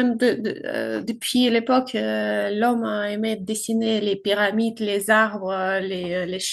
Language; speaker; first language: French; non-native, fluent; Ukrainian